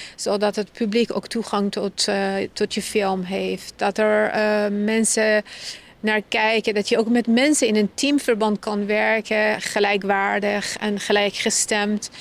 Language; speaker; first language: Dutch; non-native, fluent; Persian